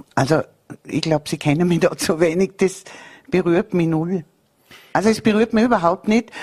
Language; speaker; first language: German; native; German